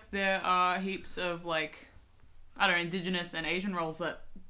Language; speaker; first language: English; native; English